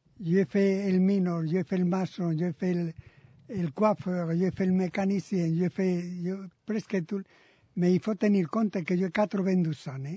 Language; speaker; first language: French; non-native, fluent; Spanish